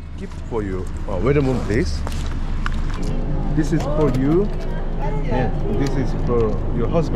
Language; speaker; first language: English; non-native, learner; Korean